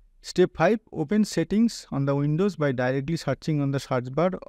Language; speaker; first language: English; non-native, local second language; Bangla